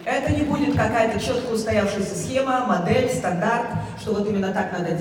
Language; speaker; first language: Russian; native; Russian